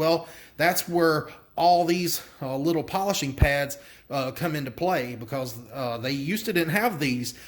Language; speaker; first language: English; native; English